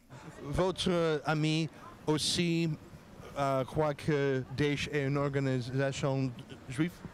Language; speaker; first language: French; non-native, learner; English